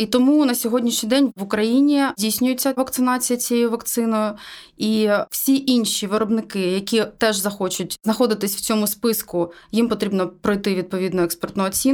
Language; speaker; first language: Ukrainian; native; Ukrainian